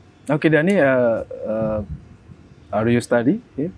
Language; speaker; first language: English; non-native, learner; Indonesian